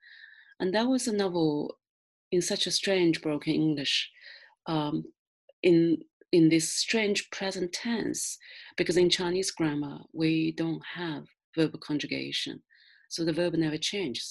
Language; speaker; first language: English; non-native, fluent; Chinese